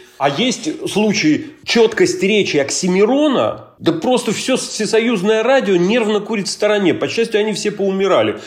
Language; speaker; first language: Russian; native; Russian